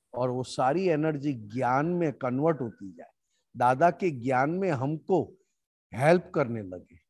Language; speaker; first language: Hindi; non-native, local second language; Gujarati